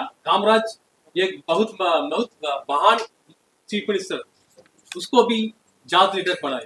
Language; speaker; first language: Hindi; non-native, learner; Tamil